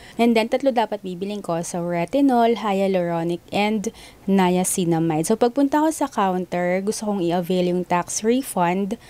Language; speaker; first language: Filipino; native; Filipino